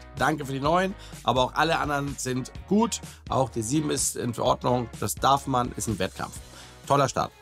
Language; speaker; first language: German; native; German